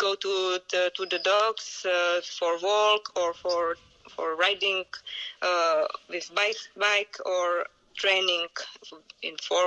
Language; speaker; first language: English; non-native, learner; Czech